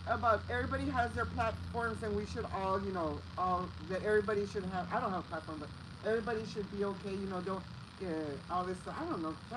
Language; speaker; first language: English; early bilingual, other home language; Spanish